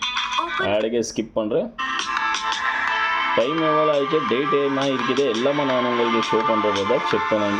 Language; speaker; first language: Tamil; non-native, learner; Kannada